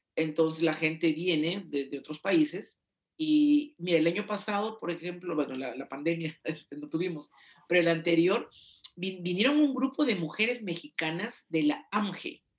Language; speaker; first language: Spanish; native; Spanish